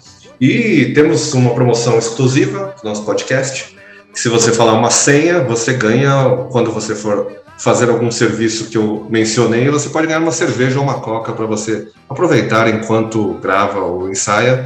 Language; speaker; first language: Portuguese; native; Portuguese